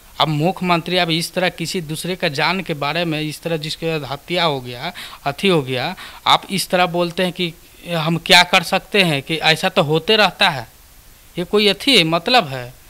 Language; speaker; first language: Hindi; native; Hindi